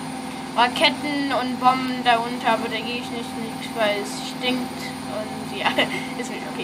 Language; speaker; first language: German; non-native, fluent; English